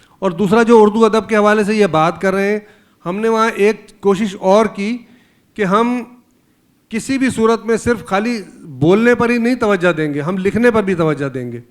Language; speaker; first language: Urdu; native; Urdu